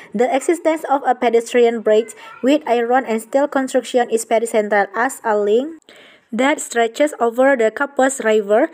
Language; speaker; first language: English; non-native, learner; Indonesian